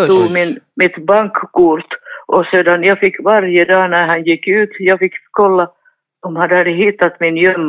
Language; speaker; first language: Swedish; non-native, fluent; Finnish